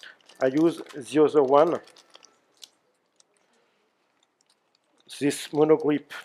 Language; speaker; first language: English; non-native, learner; French